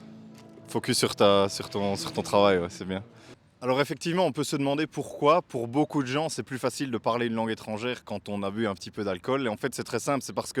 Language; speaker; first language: French; native; French